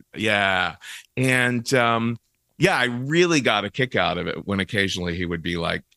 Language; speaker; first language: English; native; English